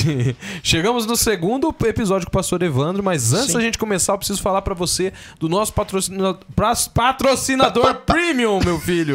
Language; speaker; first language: Portuguese; native; Portuguese